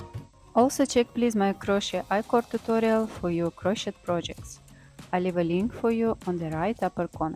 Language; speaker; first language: English; non-native, fluent; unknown